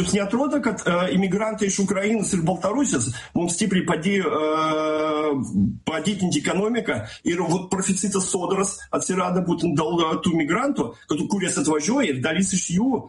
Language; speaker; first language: Lithuanian; non-native, local second language; Russian